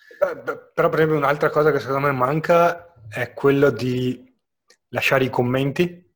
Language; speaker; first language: Italian; native; Italian